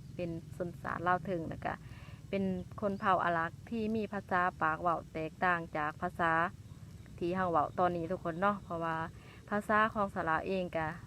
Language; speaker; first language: Lao; non-native, local second language; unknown